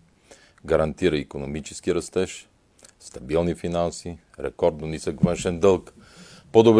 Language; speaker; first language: Bulgarian; native; Bulgarian